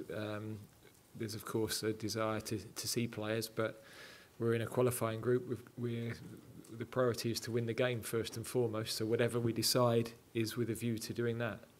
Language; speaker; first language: English; native; English